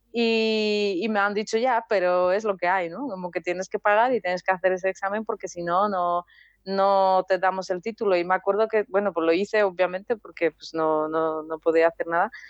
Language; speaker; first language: Spanish; non-native, fluent; Polish